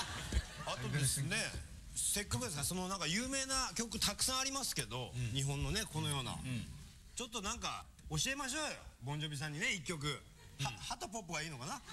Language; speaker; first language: Japanese; native; Japanese